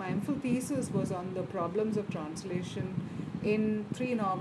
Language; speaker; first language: English; non-native, local second language; Malayalam